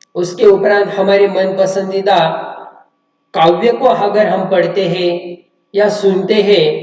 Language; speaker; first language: Hindi; non-native, local second language; Marathi